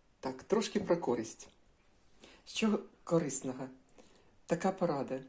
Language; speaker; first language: Ukrainian; non-native, local second language; Russian